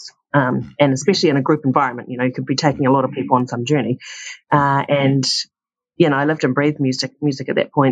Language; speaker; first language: English; native; English